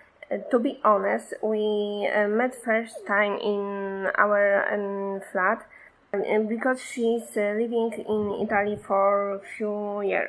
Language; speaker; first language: English; non-native, fluent; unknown